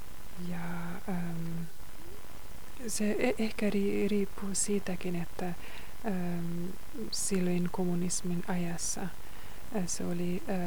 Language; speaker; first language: Finnish; non-native, fluent; Hungarian